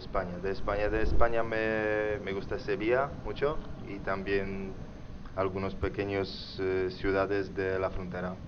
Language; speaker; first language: Spanish; non-native, learner; Polish